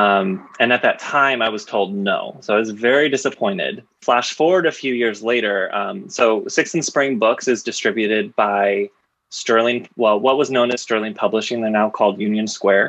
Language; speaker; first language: English; native; English